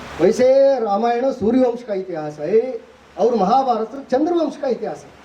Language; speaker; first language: Hindi; non-native, local second language; Kannada